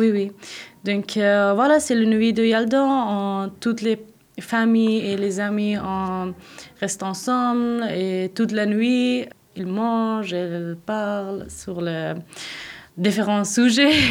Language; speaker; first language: French; non-native, learner; Persian